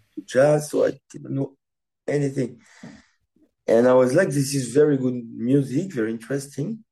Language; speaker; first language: English; non-native, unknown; French